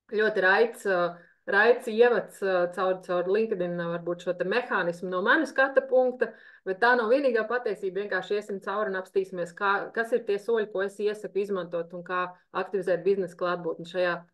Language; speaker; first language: Latvian; native; Latvian